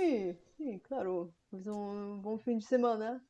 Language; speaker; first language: Portuguese; non-native, fluent; Bulgarian